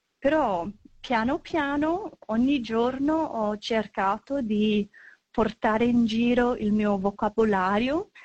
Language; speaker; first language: Italian; non-native, fluent; English